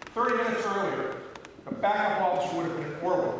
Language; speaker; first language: English; native; English